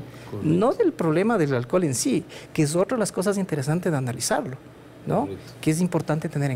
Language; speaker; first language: Spanish; native; Spanish